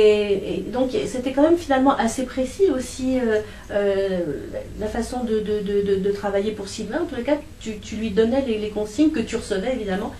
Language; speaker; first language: French; native; French